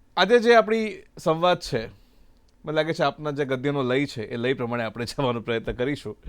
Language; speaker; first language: Gujarati; native; Gujarati